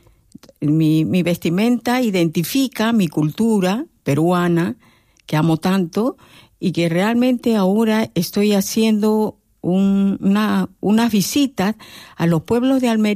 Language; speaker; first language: Spanish; native; Spanish